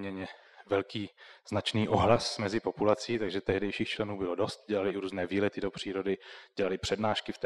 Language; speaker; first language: Czech; native; Czech